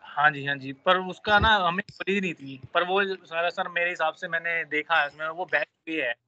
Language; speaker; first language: Hindi; native; Hindi